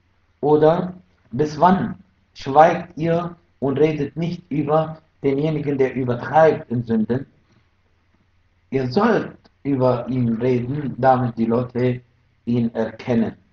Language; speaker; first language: German; non-native, fluent; Arabic